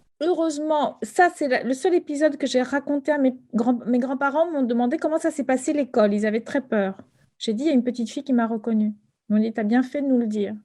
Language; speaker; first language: French; early bilingual, other home language; Spanish